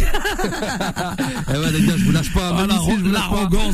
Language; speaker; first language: French; native; French